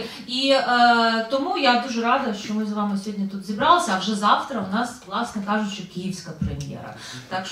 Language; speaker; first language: Ukrainian; native; Ukrainian